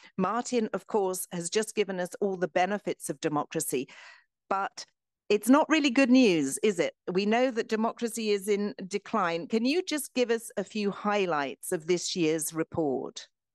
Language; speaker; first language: English; native; English